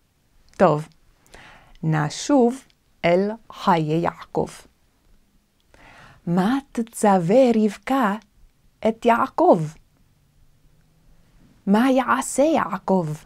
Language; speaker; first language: Hebrew; non-native, fluent; Korean